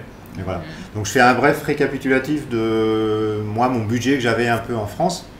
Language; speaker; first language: French; native; French